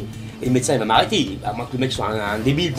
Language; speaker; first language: French; native; French